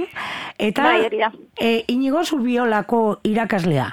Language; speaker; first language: Basque; native; Basque